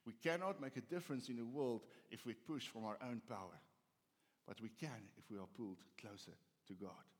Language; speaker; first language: English; non-native, local second language; Afrikaans